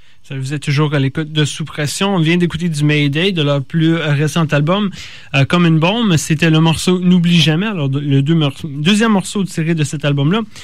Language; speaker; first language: French; native; French